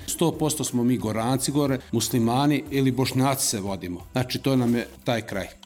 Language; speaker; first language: Serbian; non-native, local second language; Macedonian